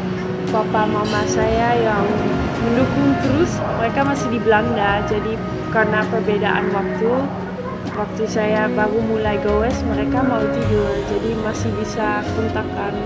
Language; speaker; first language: Indonesian; non-native, fluent; Dutch